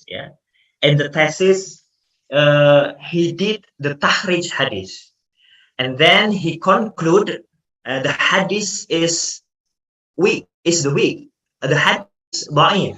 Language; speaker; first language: English; non-native, fluent; Indonesian